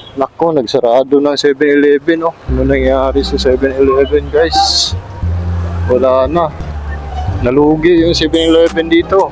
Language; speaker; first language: Filipino; non-native, local second language; Cebuano